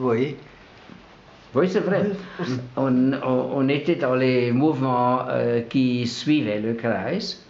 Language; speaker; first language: French; non-native, local second language; German